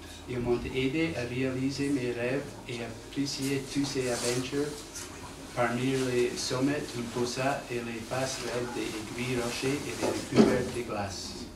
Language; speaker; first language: French; non-native, learner; English